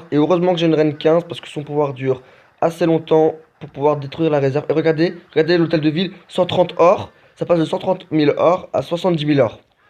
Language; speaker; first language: French; native; French